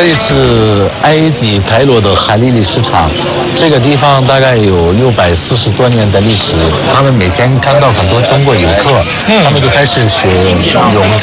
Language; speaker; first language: Chinese; non-native, fluent; Arabic